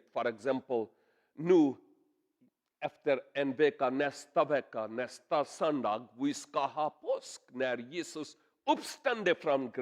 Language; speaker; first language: Swedish; non-native, learner; Urdu